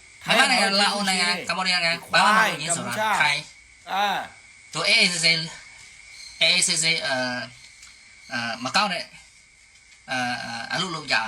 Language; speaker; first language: Burmese; non-native, learner; Khmer